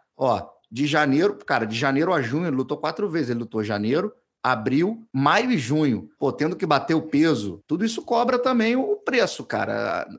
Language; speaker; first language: Portuguese; native; Portuguese